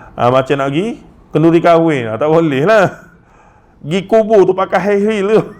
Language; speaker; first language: Malay; native; Malay